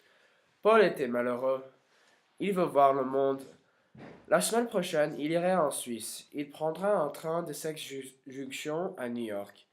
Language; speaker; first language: French; non-native, learner; English